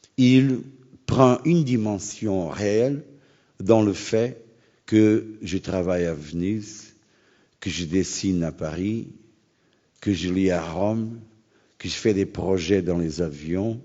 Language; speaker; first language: French; non-native, fluent; Portuguese